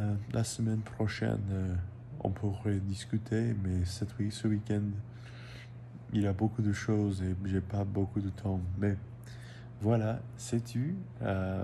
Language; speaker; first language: French; non-native, learner; English